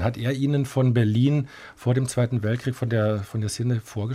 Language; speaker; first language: German; native; German